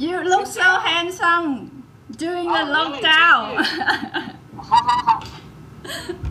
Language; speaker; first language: English; non-native, learner; Vietnamese